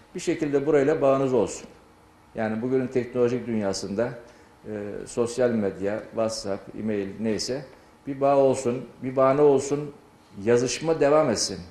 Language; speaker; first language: Turkish; non-native, fluent; Amharic